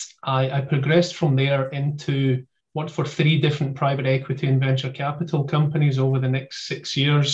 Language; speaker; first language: English; native; English